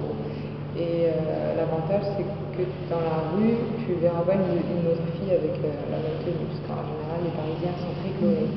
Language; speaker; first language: French; non-native, local second language; Arabic